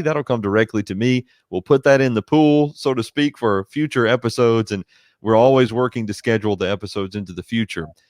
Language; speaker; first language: English; native; English